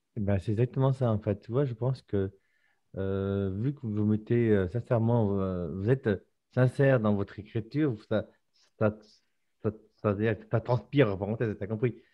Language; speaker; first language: French; native; French